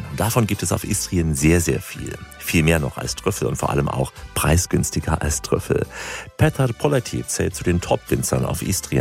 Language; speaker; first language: German; native; German